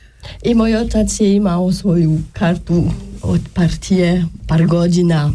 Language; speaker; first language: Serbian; non-native, fluent; German